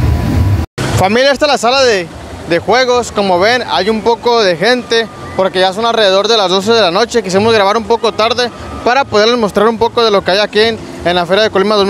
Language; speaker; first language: Spanish; native; Spanish